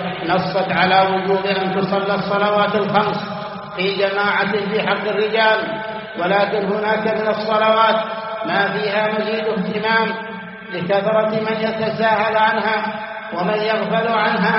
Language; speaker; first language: Arabic; native; Arabic